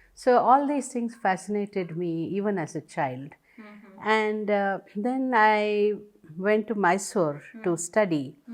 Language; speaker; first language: English; non-native, local second language; Tamil